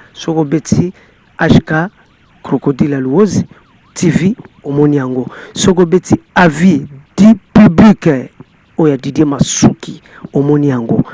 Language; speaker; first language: Lingala; non-native, local second language; Kongo